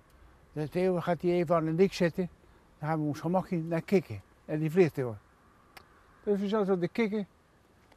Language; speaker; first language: Dutch; native; Dutch